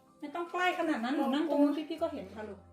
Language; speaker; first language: Thai; native; Thai